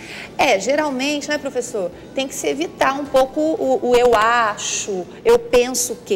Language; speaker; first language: Portuguese; native; Portuguese